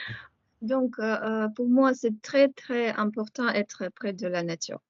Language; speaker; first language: French; non-native, fluent; Ukrainian